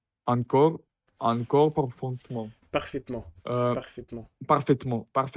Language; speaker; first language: French; non-native, learner; Russian